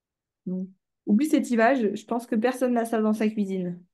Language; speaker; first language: French; native; French